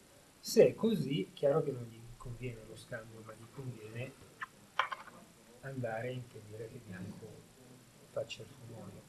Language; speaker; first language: Italian; native; Italian